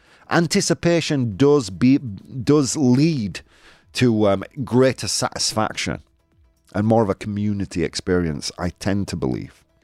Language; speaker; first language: English; native; English